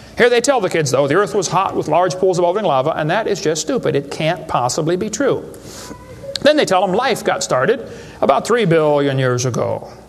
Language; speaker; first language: English; native; English